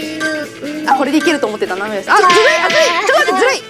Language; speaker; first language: Japanese; native; Japanese